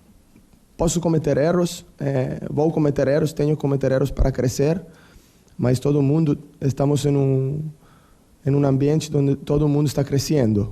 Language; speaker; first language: Portuguese; non-native, learner; Italian